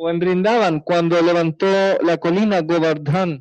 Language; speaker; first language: Spanish; native; Spanish